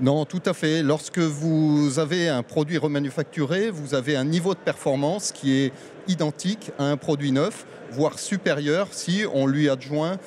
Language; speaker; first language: French; native; French